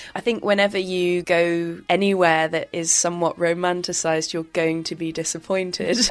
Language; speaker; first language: English; native; English